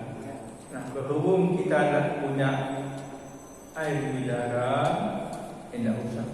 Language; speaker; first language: Indonesian; native; Indonesian